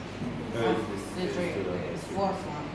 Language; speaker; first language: English; non-native, learner; Arabic